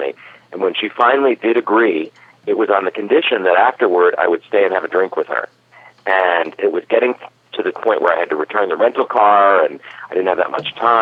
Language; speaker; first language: English; native; English